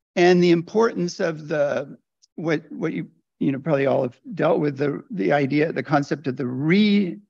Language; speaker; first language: English; native; English